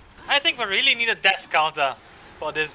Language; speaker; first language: English; native; English